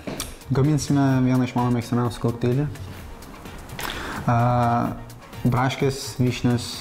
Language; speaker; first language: Lithuanian; non-native, fluent; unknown